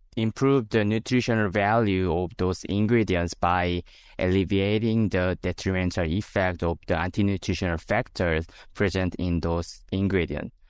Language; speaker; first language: English; non-native, fluent; Korean